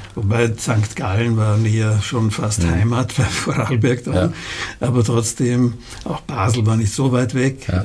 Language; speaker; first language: German; native; German